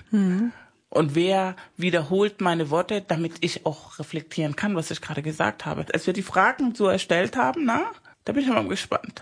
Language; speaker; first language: German; non-native, fluent; Spanish